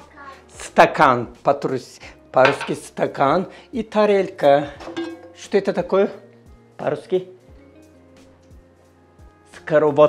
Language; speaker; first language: Russian; non-native, learner; Turkish